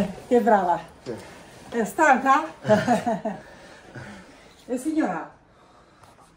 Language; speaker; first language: Italian; non-native, learner; Albanian